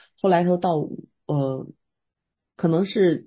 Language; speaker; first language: Chinese; native; Chinese